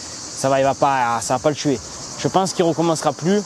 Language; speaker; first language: French; native; French